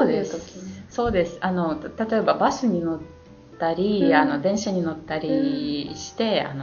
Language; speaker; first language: Japanese; non-native, fluent; Ukrainian